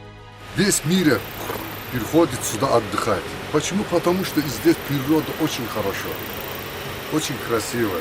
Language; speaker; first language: Russian; non-native, local second language; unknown